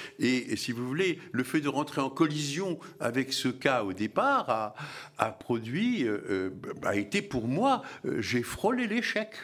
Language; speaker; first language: French; early bilingual, other home language; Arabic